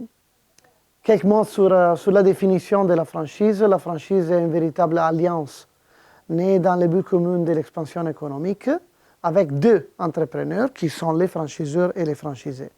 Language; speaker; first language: French; non-native, fluent; Italian